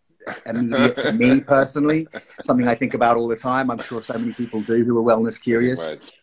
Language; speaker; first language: English; native; English